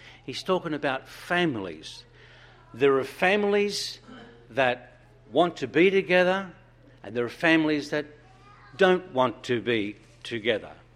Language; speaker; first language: English; non-native, fluent; Italian